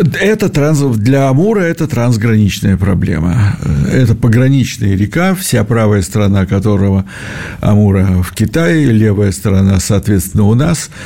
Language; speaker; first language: Russian; native; Russian